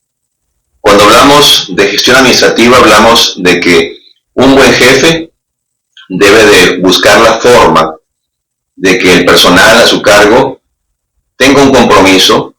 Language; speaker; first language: Spanish; native; Spanish